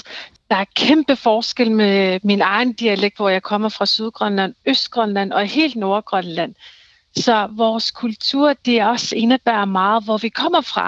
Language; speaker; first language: Danish; non-native, local second language; Kalaallisut